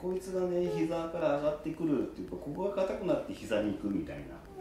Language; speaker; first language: Japanese; native; Japanese